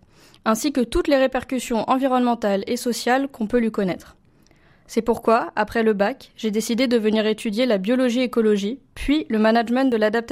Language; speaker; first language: French; native; French